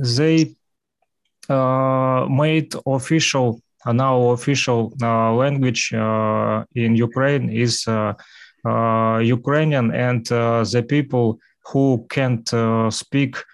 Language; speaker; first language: English; non-native, learner; Russian